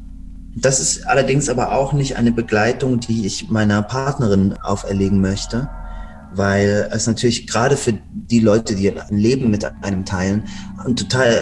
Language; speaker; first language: German; native; German